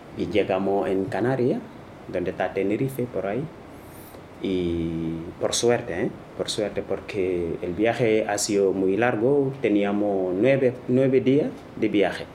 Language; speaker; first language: Spanish; non-native, fluent; Wolof